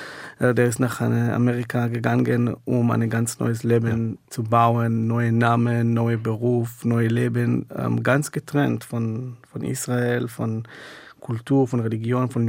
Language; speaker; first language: German; non-native, fluent; Hebrew